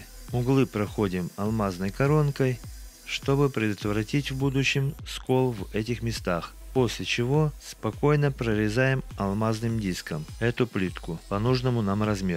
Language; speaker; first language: Russian; native; Russian